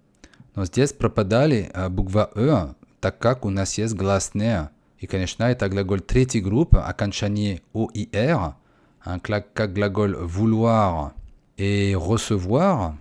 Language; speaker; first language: Russian; non-native, learner; French